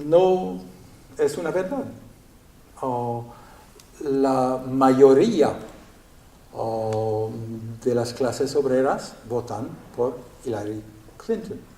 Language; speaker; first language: Spanish; non-native, learner; French